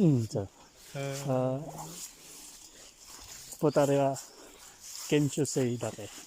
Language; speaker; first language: Japanese; non-native, learner; Filipino